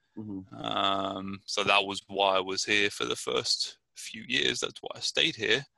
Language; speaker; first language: English; native; English